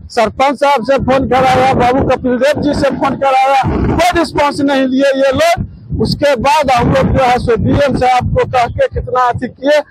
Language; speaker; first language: Hindi; native; Hindi